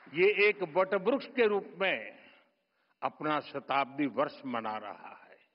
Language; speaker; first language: Hindi; non-native, local second language; Gujarati